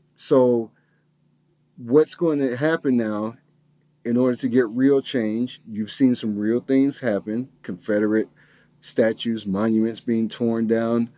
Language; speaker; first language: English; native; English